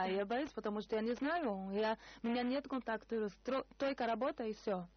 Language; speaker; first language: Russian; non-native, learner; Portuguese